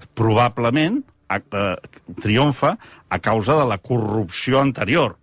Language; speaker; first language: Catalan; native; Catalan